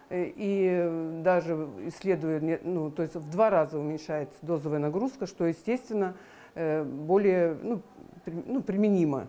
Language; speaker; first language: Russian; native; Russian